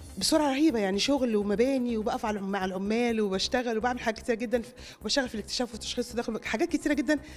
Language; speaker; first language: Arabic; native; Arabic